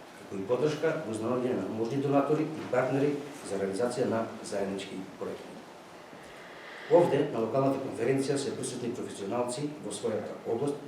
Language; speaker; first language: Macedonian; native; Macedonian